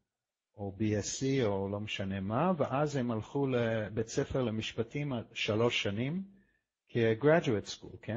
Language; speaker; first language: Hebrew; non-native, fluent; English